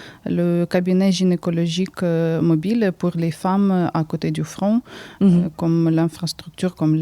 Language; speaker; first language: French; early bilingual, heritage; Ukrainian